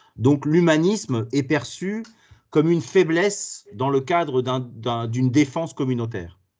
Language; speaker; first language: French; native; French